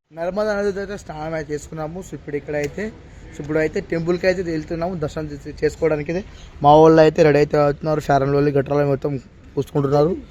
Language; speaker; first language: Telugu; native; Telugu